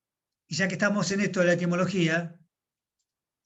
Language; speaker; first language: Spanish; native; Spanish